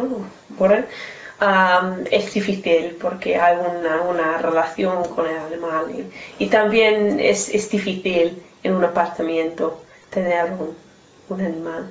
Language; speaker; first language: Spanish; non-native, learner; English